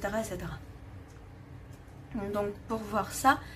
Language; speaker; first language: French; non-native, fluent; Korean